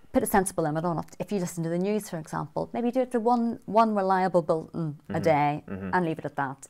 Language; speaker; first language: English; native; English